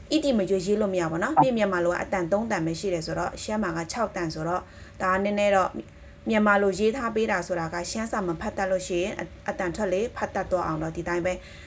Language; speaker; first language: Burmese; non-native, local second language; Shan